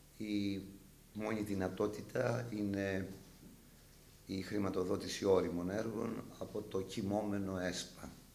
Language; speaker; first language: Greek; native; Greek